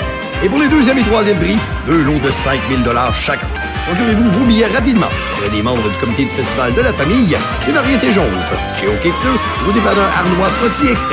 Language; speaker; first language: French; native; French